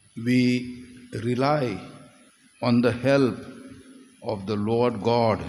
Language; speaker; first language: English; non-native, local second language; Marathi